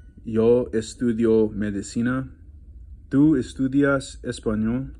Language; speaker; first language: Spanish; non-native, learner; English